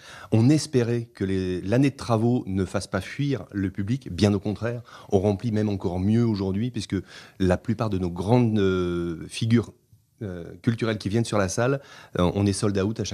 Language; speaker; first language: French; native; French